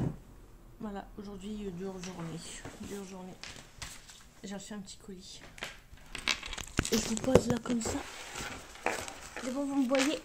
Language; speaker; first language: French; native; French